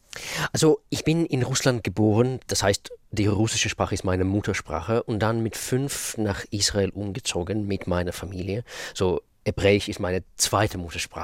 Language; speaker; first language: German; non-native, fluent; Russian